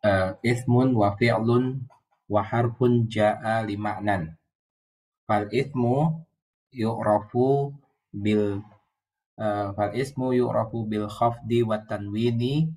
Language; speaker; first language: Arabic; non-native, learner; Indonesian